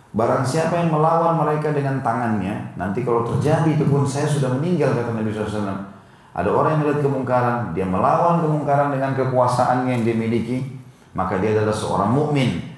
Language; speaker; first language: Indonesian; native; Indonesian